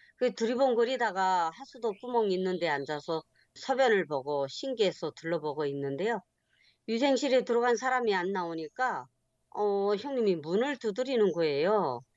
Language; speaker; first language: Korean; native; Korean